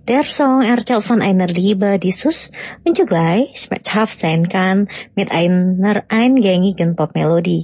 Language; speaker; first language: German; non-native, fluent; Indonesian